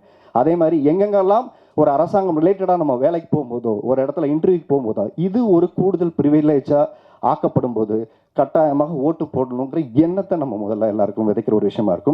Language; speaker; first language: Tamil; native; Tamil